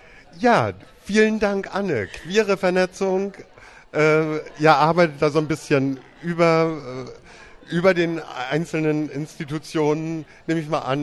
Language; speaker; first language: German; native; German